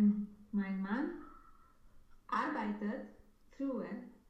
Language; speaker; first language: German; non-native, learner; Romanian